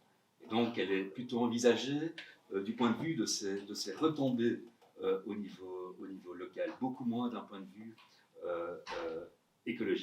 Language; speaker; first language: French; native; French